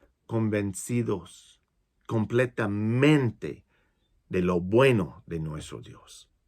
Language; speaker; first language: Spanish; non-native, fluent; English